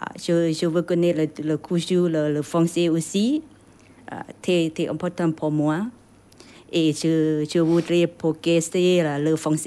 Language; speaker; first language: French; non-native, learner; Thai